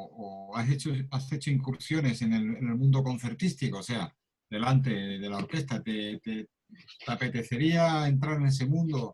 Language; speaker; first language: Spanish; native; Spanish